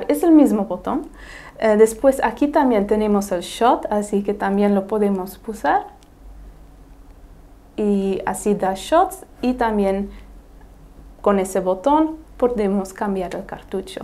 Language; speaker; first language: Spanish; non-native, fluent; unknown